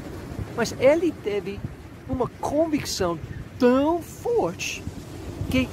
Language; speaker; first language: Portuguese; non-native, fluent; English